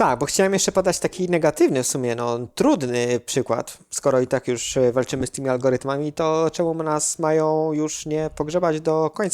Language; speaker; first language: Polish; native; Polish